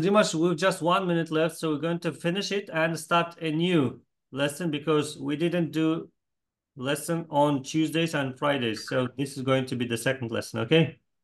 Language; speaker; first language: English; non-native, fluent; Kazakh